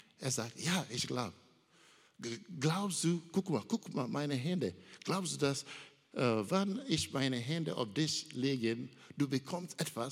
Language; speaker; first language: German; non-native, learner; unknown